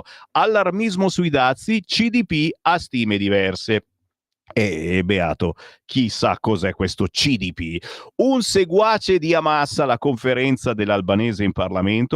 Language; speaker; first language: Italian; native; Italian